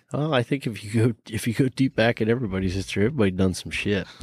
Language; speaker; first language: English; early bilingual, other home language; Hungarian